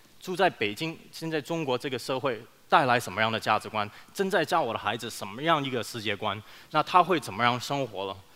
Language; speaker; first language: Chinese; early bilingual, heritage; Chinese